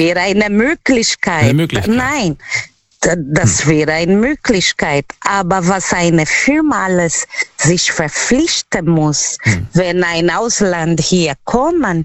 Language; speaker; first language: German; non-native, fluent; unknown